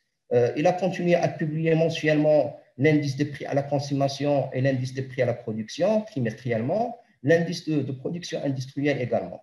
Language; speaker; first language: French; non-native, local second language; Arabic